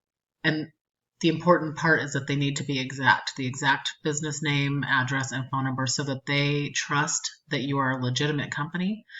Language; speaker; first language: English; native; English